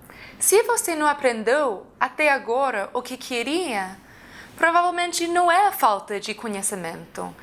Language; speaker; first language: Portuguese; non-native, fluent; English